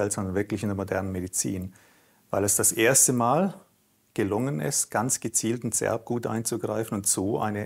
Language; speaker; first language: German; native; German